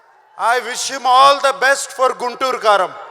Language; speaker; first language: Telugu; native; Telugu